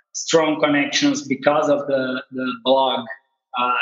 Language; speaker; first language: English; non-native, fluent; Portuguese